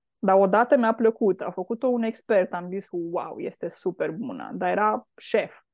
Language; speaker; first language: Romanian; native; Romanian